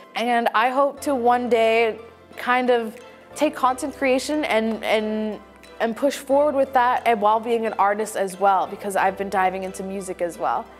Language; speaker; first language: English; native; English